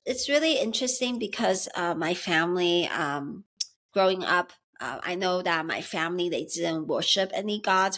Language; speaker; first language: English; early bilingual, other home language; Chinese